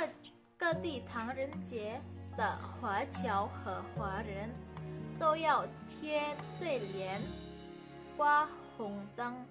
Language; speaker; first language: Chinese; non-native, fluent; Indonesian